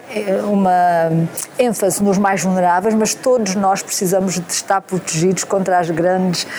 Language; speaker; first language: Portuguese; native; Portuguese